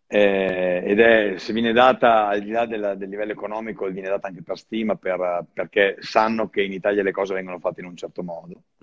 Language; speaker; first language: Italian; native; Italian